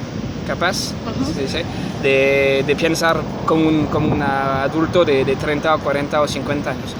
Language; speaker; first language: Spanish; non-native, learner; French